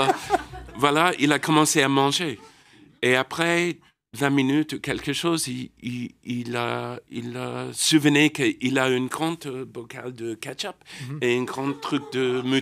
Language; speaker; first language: French; non-native, learner; English